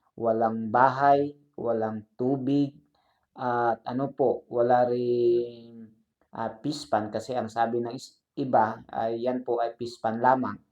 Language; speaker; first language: Filipino; non-native, local second language; Cebuano